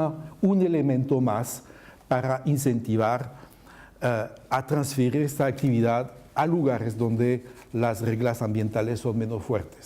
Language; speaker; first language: Spanish; non-native, fluent; French